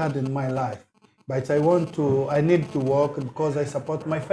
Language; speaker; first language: English; non-native, learner; Portuguese